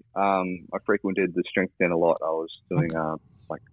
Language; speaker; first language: English; native; English